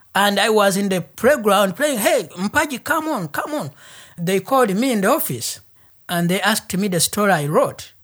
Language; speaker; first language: English; non-native, local second language; Ganda